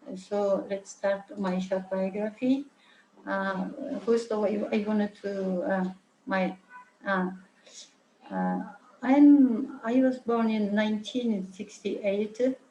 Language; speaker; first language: English; non-native, learner; Mongolian